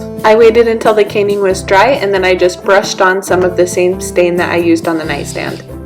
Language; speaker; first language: English; native; English